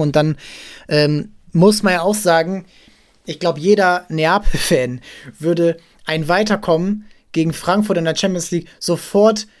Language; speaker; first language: German; native; German